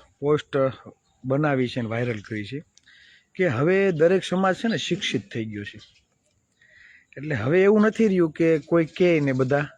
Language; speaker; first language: Gujarati; native; Gujarati